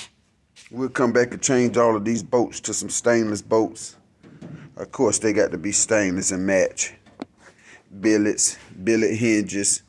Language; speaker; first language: English; native; English